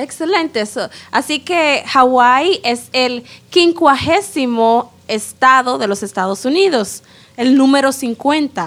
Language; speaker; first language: Spanish; non-native, learner; English